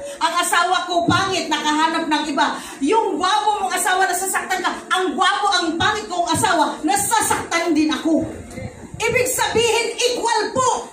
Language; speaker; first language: Filipino; non-native, local second language; Cebuano